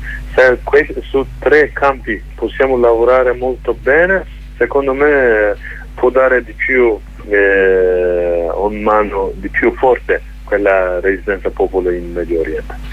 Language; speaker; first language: Italian; non-native, learner; Kurdish